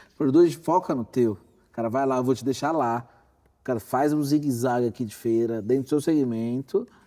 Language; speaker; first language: Portuguese; native; Portuguese